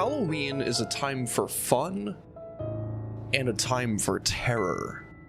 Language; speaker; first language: English; native; English